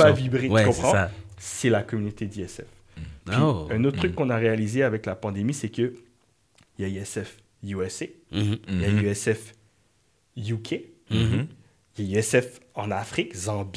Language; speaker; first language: French; native; French